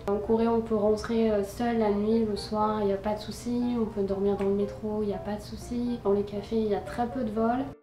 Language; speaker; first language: French; native; French